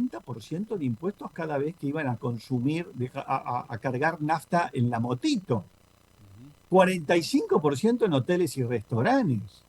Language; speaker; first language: Spanish; native; Spanish